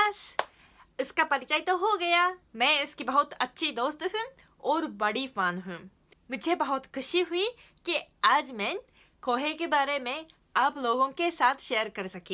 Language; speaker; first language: Hindi; non-native, fluent; Japanese